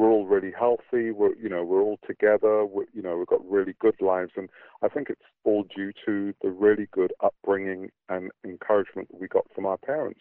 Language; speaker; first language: English; native; English